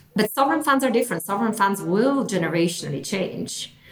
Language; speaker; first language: English; non-native, fluent; Italian